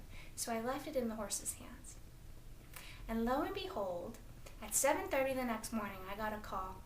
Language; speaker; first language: English; native; English